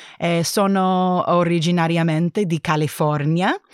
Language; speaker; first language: Italian; non-native, learner; English